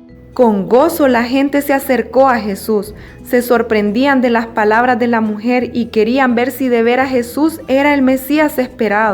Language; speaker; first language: Spanish; native; Spanish